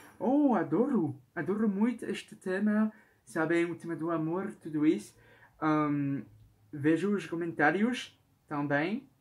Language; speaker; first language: Portuguese; non-native, learner; French